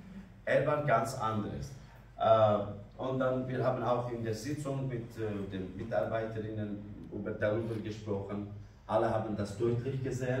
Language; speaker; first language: German; non-native, learner; Kurdish